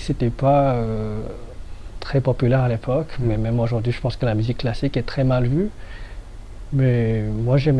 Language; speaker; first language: French; non-native, fluent; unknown